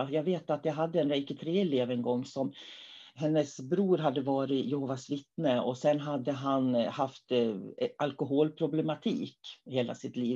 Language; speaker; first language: Swedish; native; Swedish